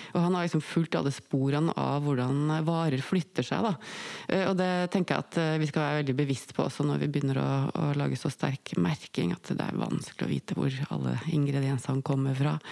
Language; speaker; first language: Norwegian; native; Norwegian